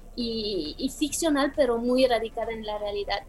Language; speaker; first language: Spanish; non-native, fluent; Romanian